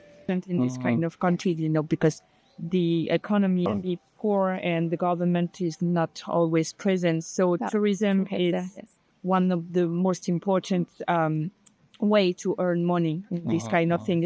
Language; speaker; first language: English; non-native, learner; French